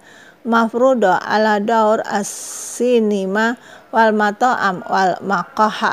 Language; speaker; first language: Arabic; non-native, learner; Indonesian